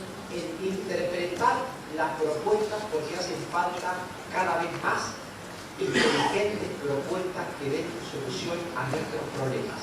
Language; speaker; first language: Spanish; native; Spanish